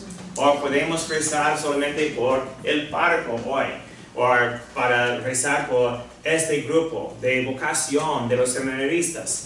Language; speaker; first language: Spanish; non-native, fluent; English